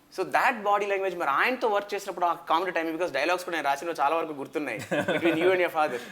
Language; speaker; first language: Telugu; native; Telugu